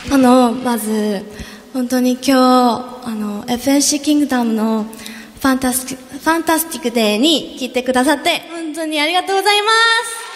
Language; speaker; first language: Japanese; non-native, fluent; Korean